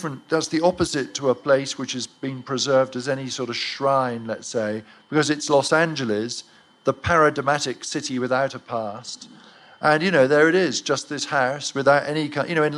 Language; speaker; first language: English; native; English